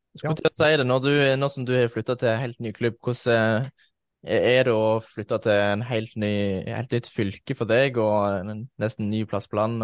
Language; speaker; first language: Norwegian; native; Norwegian